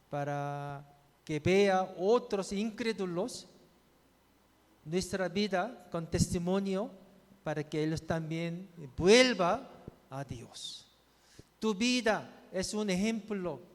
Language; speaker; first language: Spanish; non-native, fluent; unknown